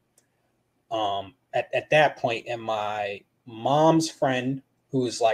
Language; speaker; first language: English; native; English